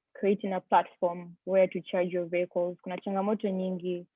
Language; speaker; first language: English; non-native, local second language; Swahili